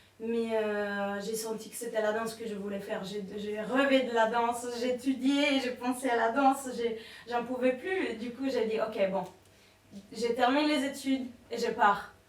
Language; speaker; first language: French; non-native, fluent; Italian